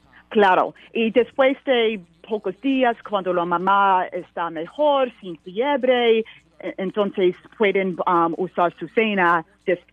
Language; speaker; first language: Spanish; non-native, learner; English